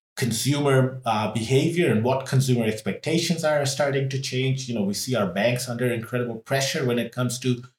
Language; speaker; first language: English; early bilingual, other home language; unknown